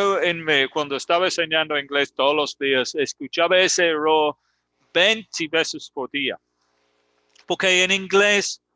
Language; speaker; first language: Spanish; non-native, fluent; English